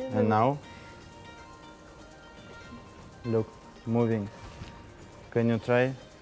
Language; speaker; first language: English; non-native, learner; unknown